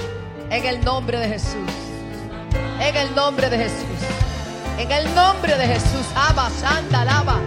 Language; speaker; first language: Spanish; native; Spanish